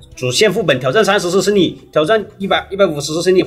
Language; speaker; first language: Chinese; native; Chinese